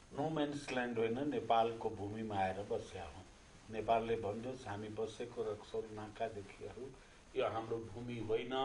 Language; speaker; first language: Nepali; non-native, local second language; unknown